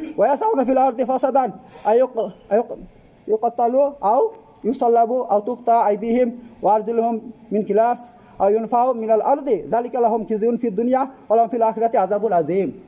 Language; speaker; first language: Hindi; non-native, fluent; Bangla